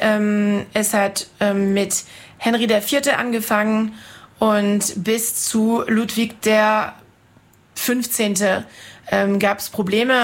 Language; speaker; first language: German; non-native, fluent; French